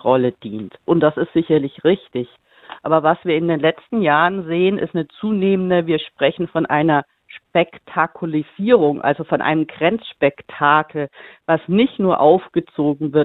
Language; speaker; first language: German; native; German